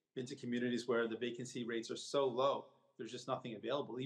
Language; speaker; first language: English; native; English